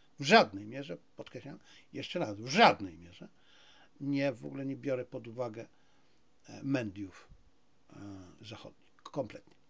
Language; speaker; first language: Polish; native; Polish